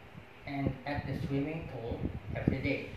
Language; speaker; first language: English; non-native, learner; Indonesian